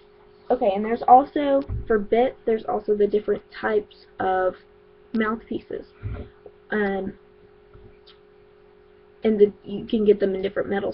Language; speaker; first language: English; native; English